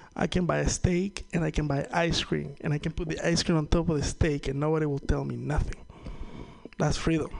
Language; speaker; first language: English; non-native, fluent; Spanish